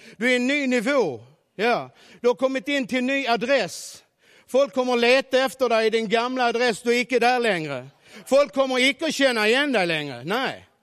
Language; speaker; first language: Norwegian; non-native, fluent; Swedish